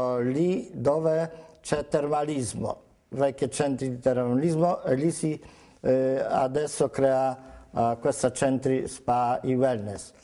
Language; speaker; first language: Italian; non-native, fluent; Polish